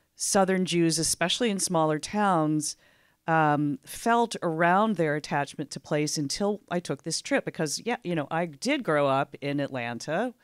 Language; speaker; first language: English; native; English